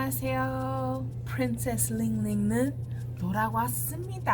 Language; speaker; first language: Korean; non-native, learner; English